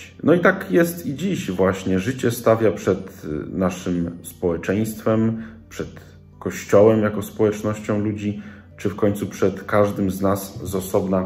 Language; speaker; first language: Polish; native; Polish